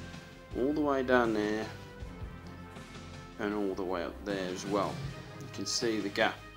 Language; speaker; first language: English; native; English